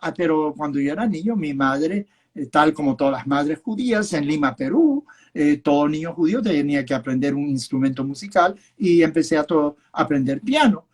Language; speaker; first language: Spanish; early bilingual, other home language; Yiddish